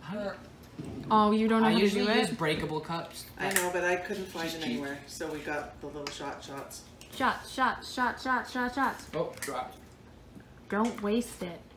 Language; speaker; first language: English; native; English